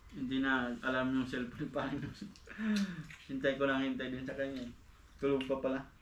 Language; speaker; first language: Filipino; non-native, local second language; Bikol